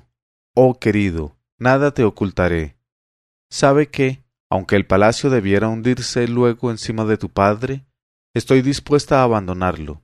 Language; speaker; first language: Spanish; native; Spanish